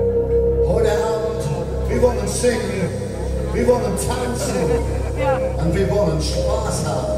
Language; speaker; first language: German; non-native, learner; English